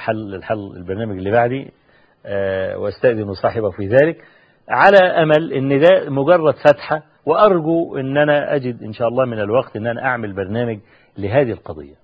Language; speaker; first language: Arabic; native; Arabic